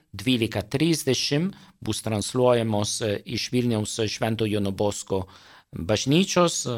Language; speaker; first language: Lithuanian; non-native, fluent; Italian